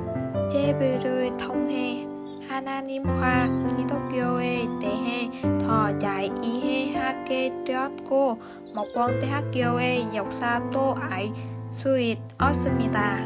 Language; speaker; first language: Korean; non-native, fluent; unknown